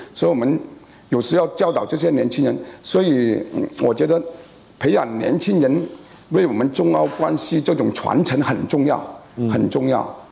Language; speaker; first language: Chinese; native; Chinese